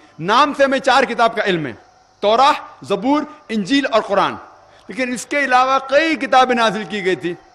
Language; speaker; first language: Urdu; non-native, local second language; Konkani